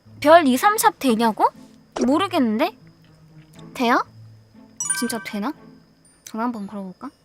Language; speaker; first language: Korean; native; Korean